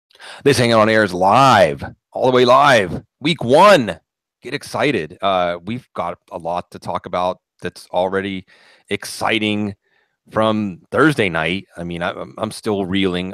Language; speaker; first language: English; native; English